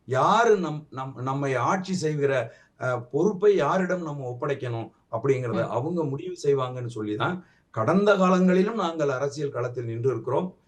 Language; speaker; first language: Tamil; native; Tamil